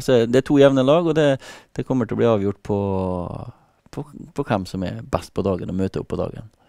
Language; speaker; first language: Norwegian; native; Norwegian